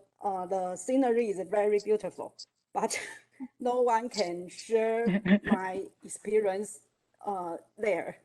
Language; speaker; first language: English; non-native, learner; Chinese